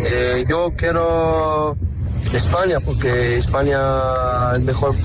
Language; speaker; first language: Spanish; non-native, learner; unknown